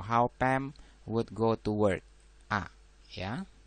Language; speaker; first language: English; non-native, fluent; Indonesian